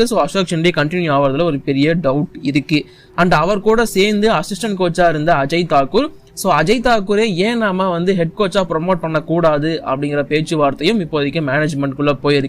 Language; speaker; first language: Tamil; native; Tamil